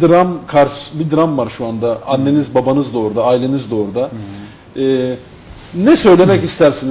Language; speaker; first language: Turkish; native; Turkish